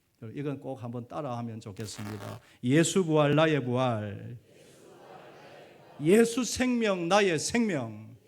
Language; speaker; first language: Korean; native; Korean